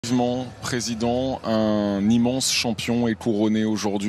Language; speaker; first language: French; native; French